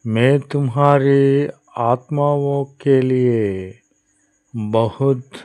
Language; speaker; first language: Hindi; non-native, local second language; Telugu